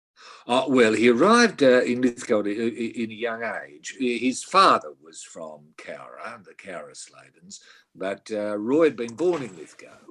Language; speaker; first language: English; native; English